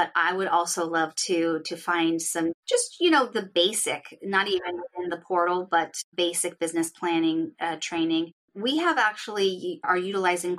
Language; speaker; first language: English; native; English